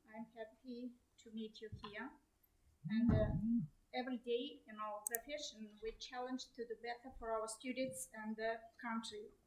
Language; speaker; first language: English; non-native, fluent; Kazakh